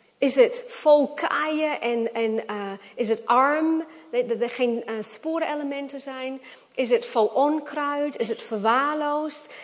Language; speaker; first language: Dutch; non-native, fluent; English